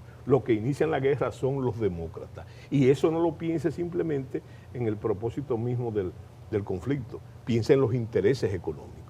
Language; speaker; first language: Spanish; native; Spanish